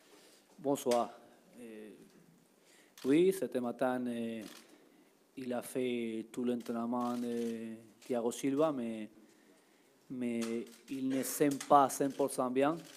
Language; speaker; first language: French; non-native, learner; Spanish